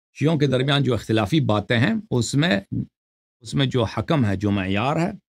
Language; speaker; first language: Urdu; non-native, fluent; Persian